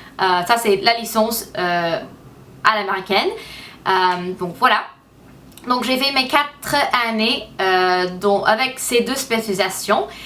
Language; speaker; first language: French; non-native, fluent; English